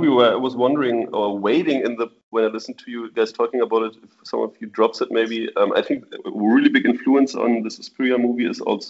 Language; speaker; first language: English; non-native, fluent; German